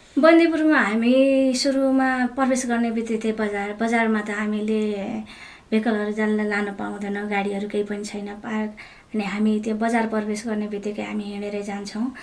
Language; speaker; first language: Nepali; native; Nepali